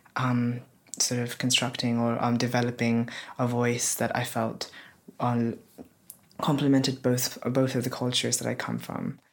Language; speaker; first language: English; native; English